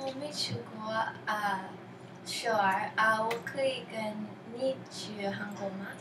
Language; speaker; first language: Chinese; non-native, learner; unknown